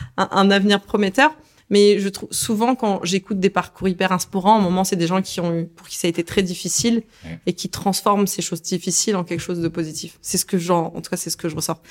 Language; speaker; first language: French; early bilingual, other home language; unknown